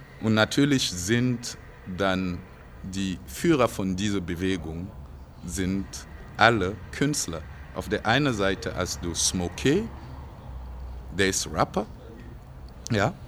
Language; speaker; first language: German; non-native, fluent; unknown